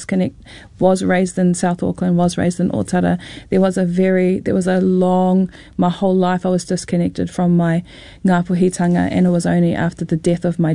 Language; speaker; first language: English; non-native, local second language; Māori